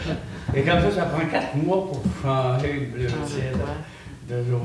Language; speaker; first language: French; native; French